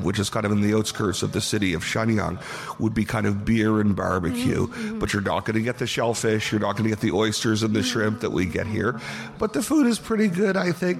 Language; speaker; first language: English; native; English